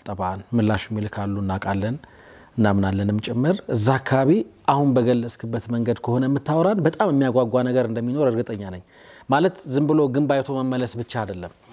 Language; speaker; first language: Amharic; native; Amharic